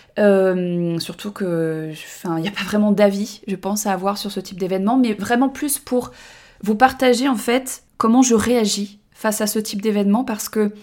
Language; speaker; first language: French; native; French